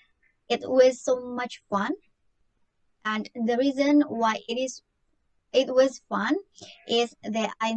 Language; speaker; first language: English; non-native, learner; Indonesian